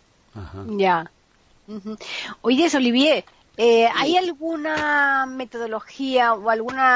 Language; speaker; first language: Spanish; native; Spanish